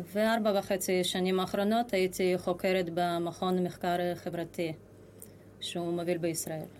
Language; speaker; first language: Hebrew; non-native, fluent; Russian